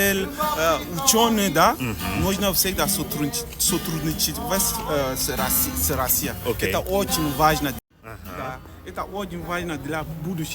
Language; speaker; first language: Russian; non-native, fluent; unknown